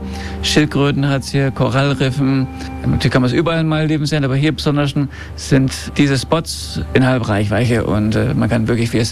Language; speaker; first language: German; non-native, fluent; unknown